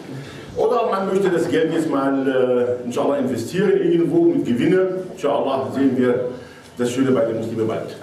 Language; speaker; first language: German; non-native, fluent; Arabic